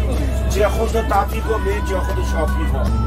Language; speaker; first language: Chinese; non-native, local second language; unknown